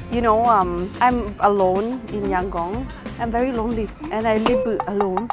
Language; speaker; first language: English; non-native, learner; Thai